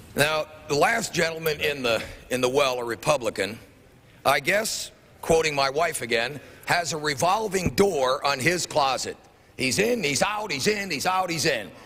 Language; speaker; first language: English; native; English